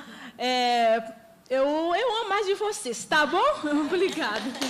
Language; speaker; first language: Portuguese; non-native, learner; Haitian Creole